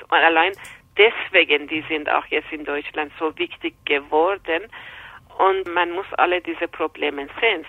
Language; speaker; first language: German; non-native, fluent; Persian